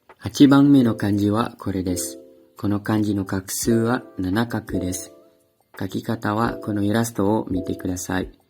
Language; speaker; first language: Japanese; non-native, learner; Indonesian